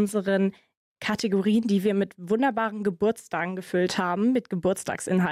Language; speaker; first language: German; native; German